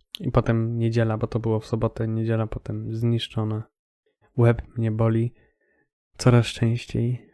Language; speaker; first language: Polish; native; Polish